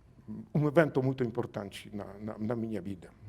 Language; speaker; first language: Portuguese; non-native, learner; Polish